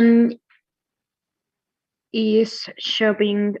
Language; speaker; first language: English; non-native, learner; Spanish